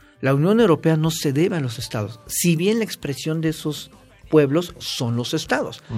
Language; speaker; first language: Spanish; native; Spanish